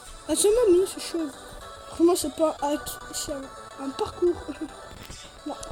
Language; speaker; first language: French; native; French